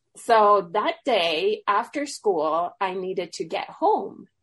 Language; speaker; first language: English; early bilingual, other home language; Swedish